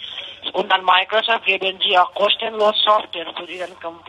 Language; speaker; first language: German; non-native, learner; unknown